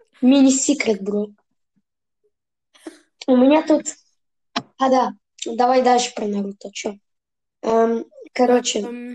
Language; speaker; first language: Russian; early bilingual, heritage; Russian